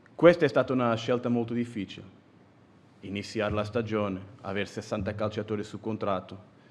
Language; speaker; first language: Italian; non-native, fluent; Portuguese